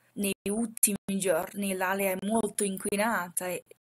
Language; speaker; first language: Italian; non-native, fluent; Chinese